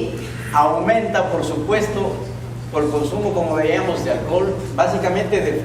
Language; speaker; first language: Spanish; native; Spanish